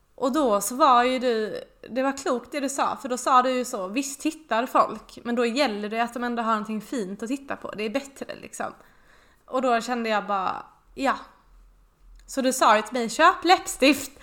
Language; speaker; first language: Swedish; native; Swedish